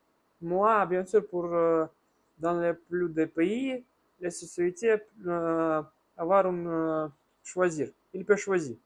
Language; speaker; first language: French; non-native, learner; Russian